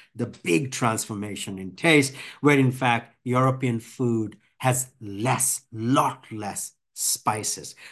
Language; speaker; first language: English; non-native, local second language; Bangla